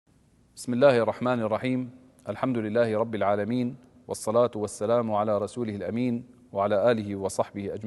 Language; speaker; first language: Arabic; native; Arabic